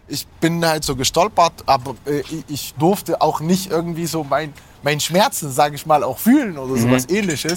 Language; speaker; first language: German; non-native, fluent; Arabic